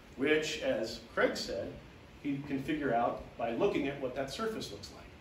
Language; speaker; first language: English; native; English